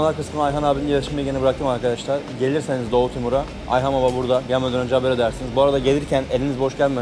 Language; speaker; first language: Turkish; native; Turkish